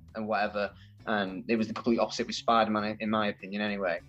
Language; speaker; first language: English; native; English